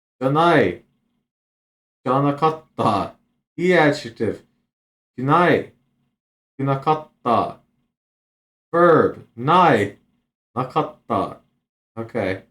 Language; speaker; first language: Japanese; non-native, learner; English